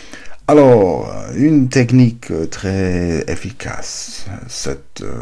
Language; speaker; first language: French; non-native, learner; German